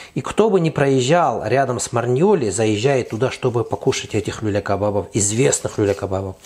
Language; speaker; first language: Russian; non-native, fluent; Azerbaijani